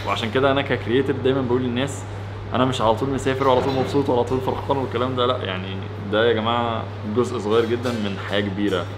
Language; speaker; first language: Arabic; native; Arabic